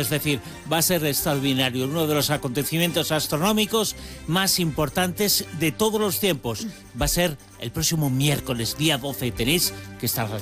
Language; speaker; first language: Spanish; native; Spanish